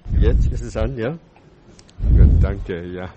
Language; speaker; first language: German; non-native, fluent; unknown